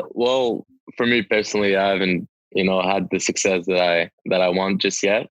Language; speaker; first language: English; non-native, local second language; French